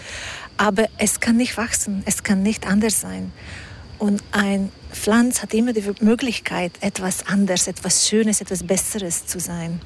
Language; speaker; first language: German; non-native, fluent; Hungarian